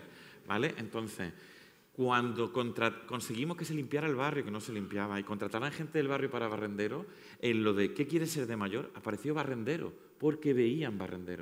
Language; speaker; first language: Spanish; native; Spanish